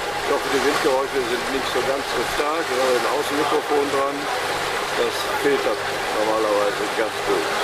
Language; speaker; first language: German; native; German